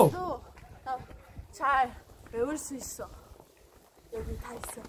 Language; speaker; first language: Korean; non-native, fluent; Arabic